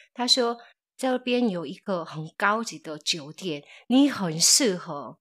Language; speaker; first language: Chinese; non-native, fluent; Korean